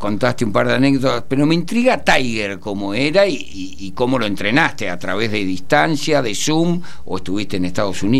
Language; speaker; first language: Spanish; native; Spanish